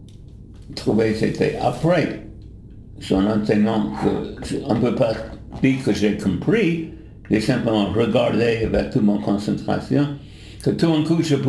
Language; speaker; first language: French; non-native, fluent; English